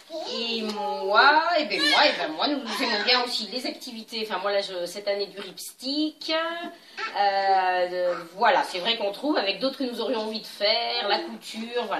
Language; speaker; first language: French; native; French